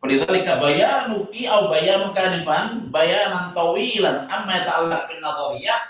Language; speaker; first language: Arabic; non-native, fluent; Indonesian